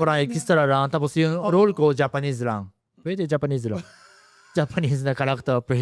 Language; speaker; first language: Filipino; non-native, fluent; Japanese